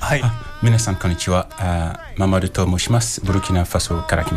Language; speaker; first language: Japanese; non-native, fluent; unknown